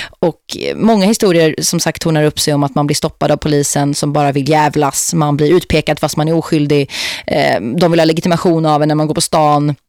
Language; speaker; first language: Swedish; native; Swedish